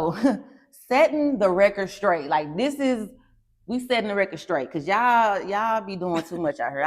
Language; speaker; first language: English; native; English